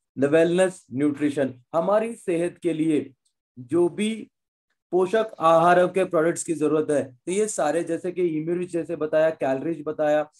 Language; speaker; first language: Hindi; non-native, local second language; Marathi